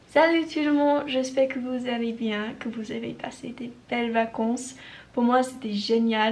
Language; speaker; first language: French; non-native, learner; English